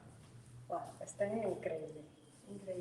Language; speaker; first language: Spanish; non-native, fluent; English